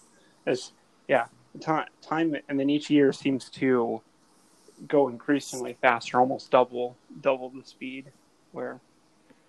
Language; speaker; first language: English; native; English